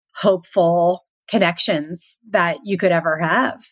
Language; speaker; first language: English; native; English